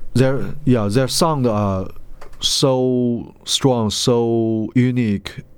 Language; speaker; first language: English; non-native, learner; Chinese